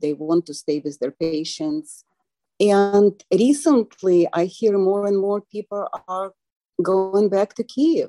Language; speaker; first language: English; non-native, fluent; Ukrainian